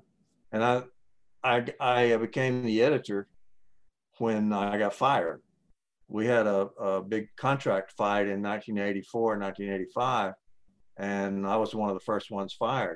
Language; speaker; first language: English; native; English